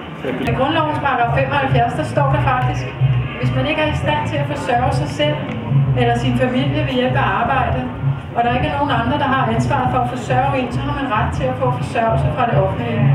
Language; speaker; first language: Danish; native; Danish